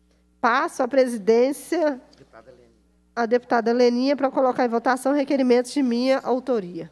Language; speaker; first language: Portuguese; native; Portuguese